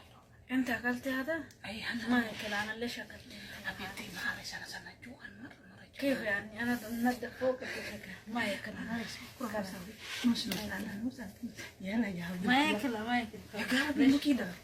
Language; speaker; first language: Arabic; non-native, learner; Amharic